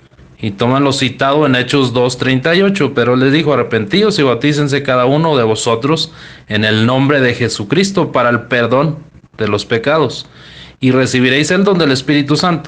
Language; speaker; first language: Spanish; native; Spanish